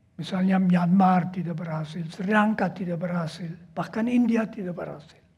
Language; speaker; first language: Indonesian; non-native, fluent; German